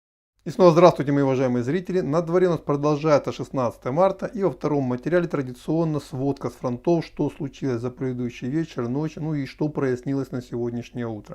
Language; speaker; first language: Russian; native; Russian